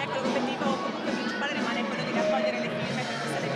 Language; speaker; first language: Italian; native; Italian